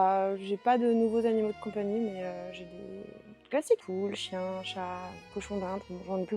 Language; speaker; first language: French; native; French